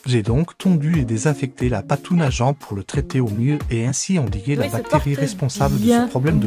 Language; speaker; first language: French; native; French